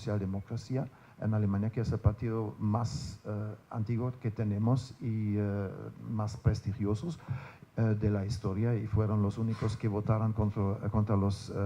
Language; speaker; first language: Spanish; non-native, fluent; German